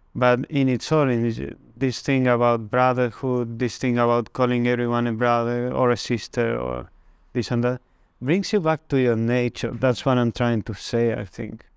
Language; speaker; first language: English; non-native, fluent; Spanish